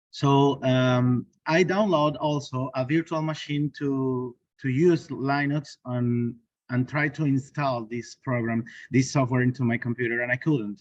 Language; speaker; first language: English; non-native, learner; Spanish